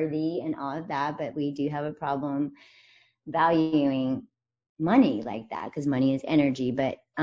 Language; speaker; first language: English; native; English